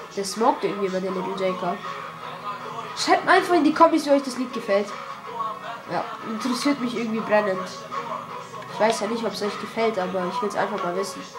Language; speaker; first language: German; early bilingual, other home language; Albanian